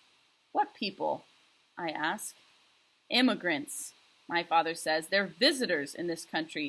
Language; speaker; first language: English; native; English